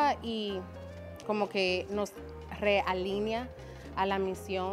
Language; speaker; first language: Spanish; early bilingual, other home language; English